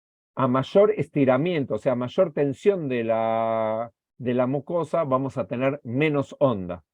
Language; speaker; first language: Spanish; native; Spanish